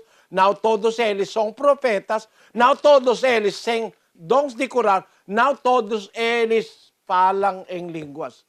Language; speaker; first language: Portuguese; non-native, learner; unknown